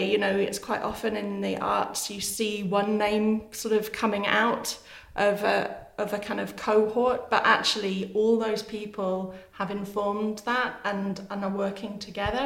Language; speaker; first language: English; native; English